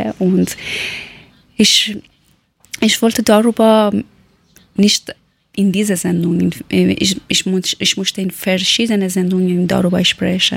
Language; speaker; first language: German; non-native, learner; Persian